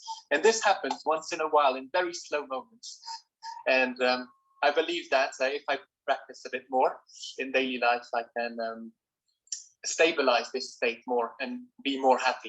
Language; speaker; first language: English; non-native, fluent; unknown